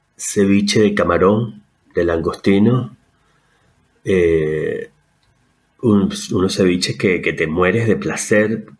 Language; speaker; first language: Spanish; native; Spanish